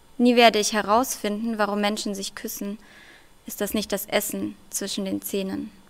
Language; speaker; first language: German; early bilingual, other home language; Russian